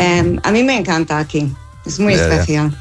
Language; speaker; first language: Spanish; non-native, fluent; English